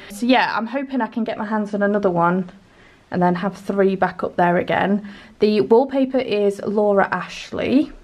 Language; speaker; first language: English; native; English